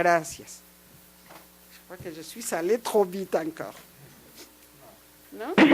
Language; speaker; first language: French; non-native, fluent; Spanish